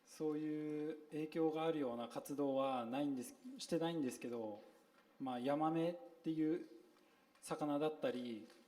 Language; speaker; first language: Japanese; native; Japanese